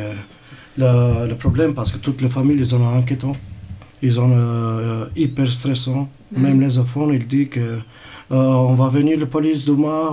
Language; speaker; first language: French; non-native, learner; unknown